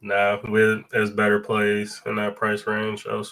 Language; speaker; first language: English; native; English